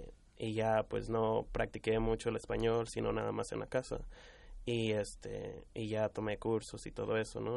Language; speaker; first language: Spanish; early bilingual, heritage; Spanish